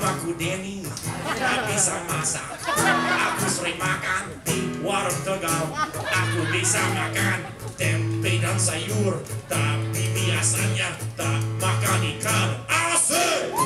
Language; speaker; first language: Indonesian; non-native, fluent; English